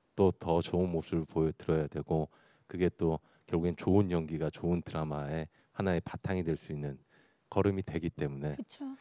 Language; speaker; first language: Korean; native; Korean